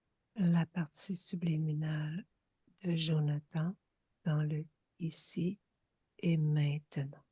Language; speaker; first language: French; native; French